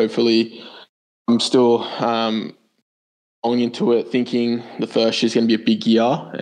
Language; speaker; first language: English; native; English